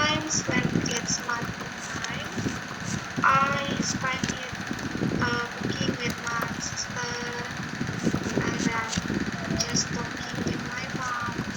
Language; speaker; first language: English; non-native, learner; Indonesian